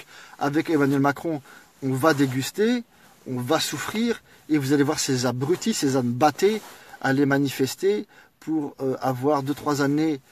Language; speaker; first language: French; native; French